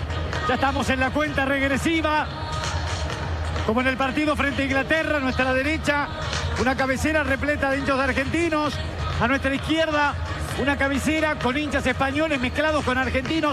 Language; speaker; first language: Spanish; native; Spanish